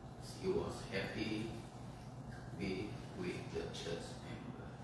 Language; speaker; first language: English; non-native, fluent; Indonesian